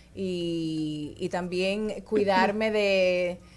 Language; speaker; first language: Spanish; native; Spanish